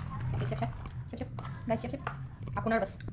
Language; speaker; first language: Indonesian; non-native, learner; Serbian